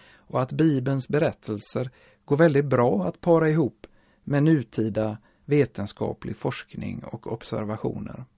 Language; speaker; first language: Swedish; native; Swedish